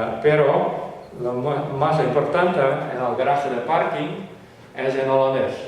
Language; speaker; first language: Spanish; non-native, fluent; Western Frisian